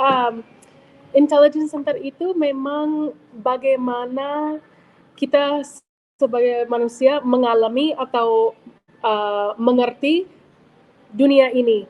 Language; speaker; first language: Indonesian; non-native, fluent; English